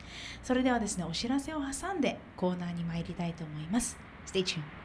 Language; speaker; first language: Japanese; native; Japanese